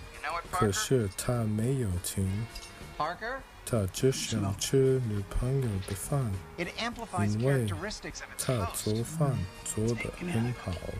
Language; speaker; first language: Chinese; non-native, learner; English